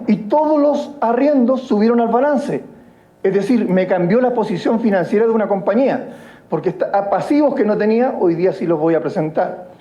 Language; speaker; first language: Spanish; native; Spanish